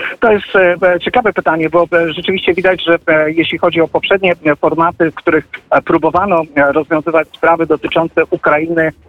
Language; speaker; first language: Polish; native; Polish